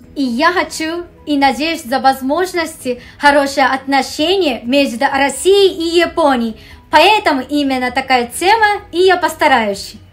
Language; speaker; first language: Russian; non-native, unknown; Japanese